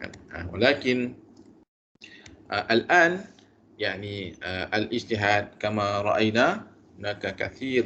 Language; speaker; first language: Arabic; non-native, fluent; Malay